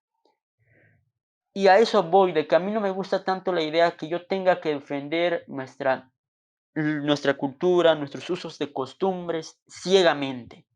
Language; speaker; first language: Spanish; non-native, local second language; Tzotzil